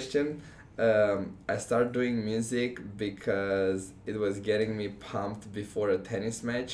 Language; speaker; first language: English; non-native, fluent; Romanian